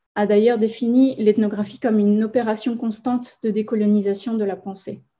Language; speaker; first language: French; non-native, fluent; Spanish